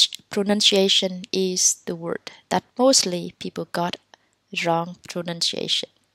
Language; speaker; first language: English; non-native, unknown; Vietnamese